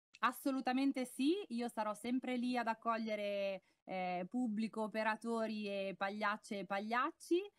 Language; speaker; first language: Italian; native; Italian